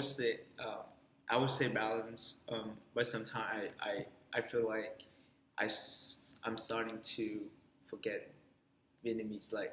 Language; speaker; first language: English; non-native, fluent; Vietnamese